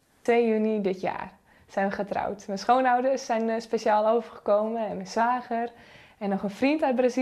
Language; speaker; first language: Dutch; early bilingual, other home language; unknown